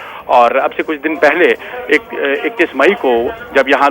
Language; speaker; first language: Hindi; native; Hindi